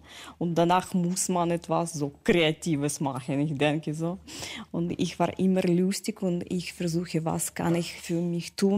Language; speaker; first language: German; non-native, learner; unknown